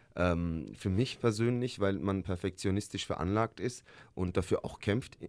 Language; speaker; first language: German; early bilingual, other home language; Turkish